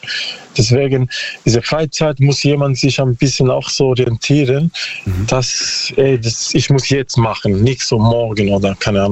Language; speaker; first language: German; non-native, learner; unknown